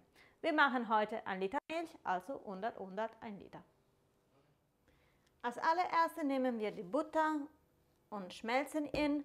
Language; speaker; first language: German; non-native, fluent; Italian